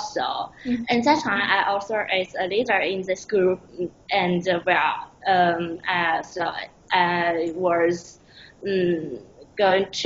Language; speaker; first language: English; non-native, learner; Chinese